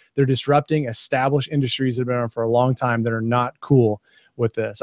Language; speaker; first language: English; native; English